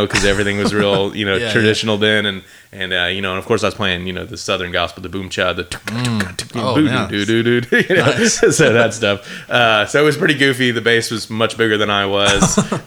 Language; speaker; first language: English; native; English